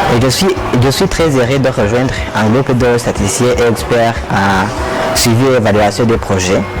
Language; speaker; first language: French; non-native, local second language; Rundi